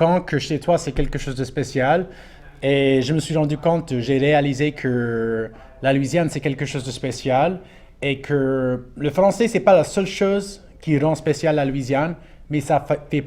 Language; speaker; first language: French; non-native, local second language; English